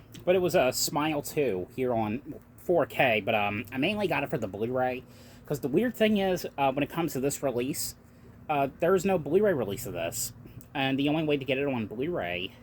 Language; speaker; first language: English; native; English